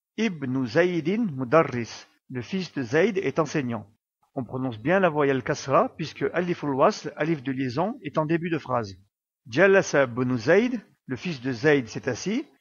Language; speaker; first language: French; native; French